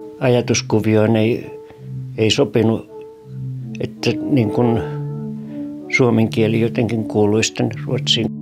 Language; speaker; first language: Finnish; native; Finnish